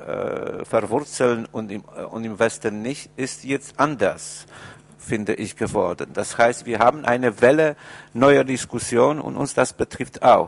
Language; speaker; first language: German; non-native, fluent; Polish